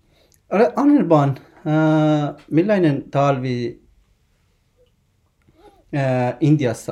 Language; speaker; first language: Finnish; non-native, learner; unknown